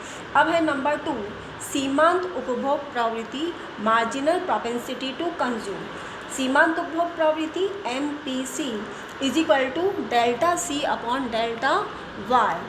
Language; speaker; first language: Hindi; native; Hindi